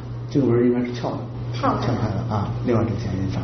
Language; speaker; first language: Chinese; native; Chinese